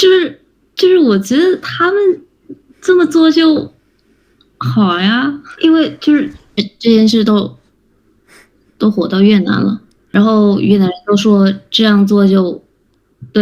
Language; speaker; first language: Chinese; non-native, learner; Vietnamese